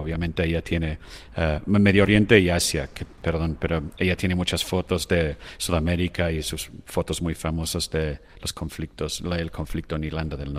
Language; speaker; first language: Spanish; non-native, fluent; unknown